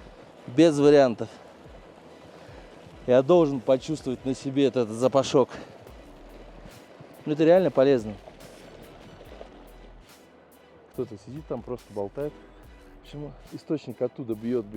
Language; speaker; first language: Russian; native; Russian